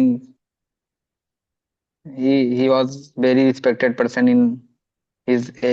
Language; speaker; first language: English; non-native, learner; Hindi